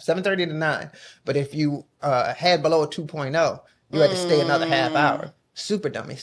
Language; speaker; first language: English; native; English